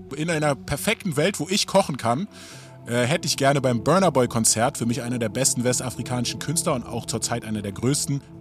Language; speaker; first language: German; native; German